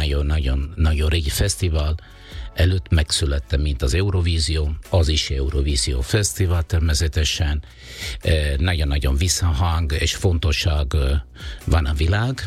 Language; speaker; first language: Hungarian; non-native, fluent; Italian